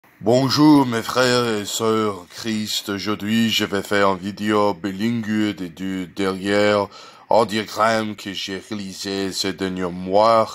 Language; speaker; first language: French; non-native, learner; English